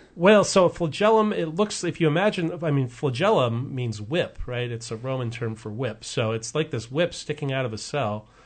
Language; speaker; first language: English; native; English